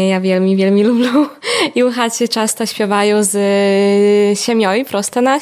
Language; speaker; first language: Polish; non-native, local second language; Belarusian